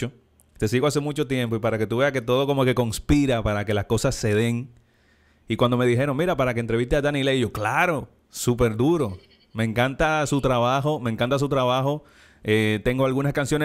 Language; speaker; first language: Spanish; native; Spanish